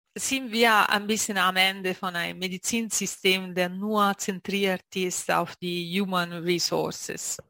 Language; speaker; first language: German; non-native, fluent; Italian